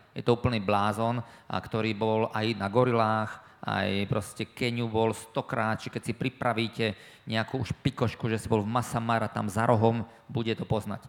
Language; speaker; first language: Slovak; native; Slovak